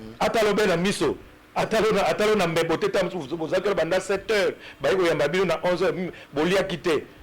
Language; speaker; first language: Lingala; native; Lingala